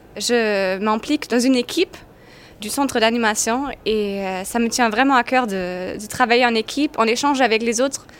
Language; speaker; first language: French; non-native, fluent; German